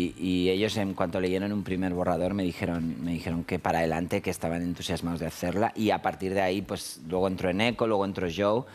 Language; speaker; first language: Spanish; native; Spanish